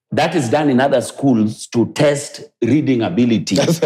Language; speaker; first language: English; non-native, local second language; Luo (Kenya and Tanzania)